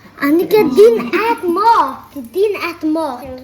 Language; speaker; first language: Swedish; early bilingual, other home language; Mongolian